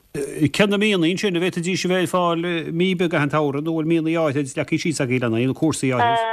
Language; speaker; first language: Irish; native; Irish